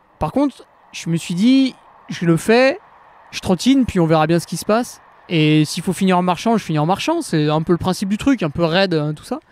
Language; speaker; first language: French; native; French